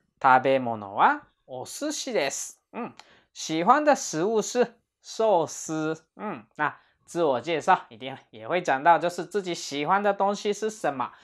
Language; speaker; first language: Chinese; non-native, fluent; Japanese